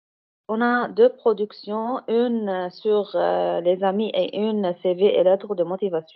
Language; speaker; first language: French; non-native, learner; Arabic